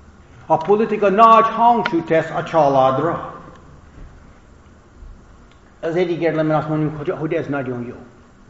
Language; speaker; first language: Hungarian; non-native, fluent; English